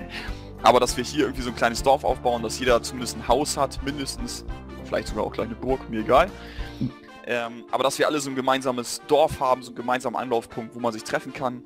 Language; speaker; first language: German; native; German